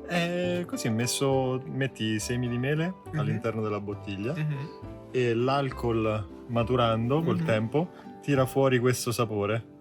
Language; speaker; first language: Italian; native; Italian